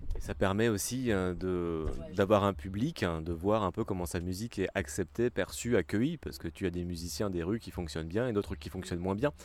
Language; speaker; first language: French; native; French